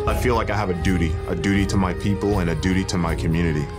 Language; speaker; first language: English; native; English